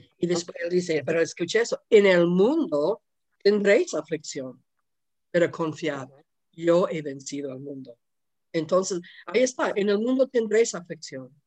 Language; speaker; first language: Spanish; non-native, fluent; English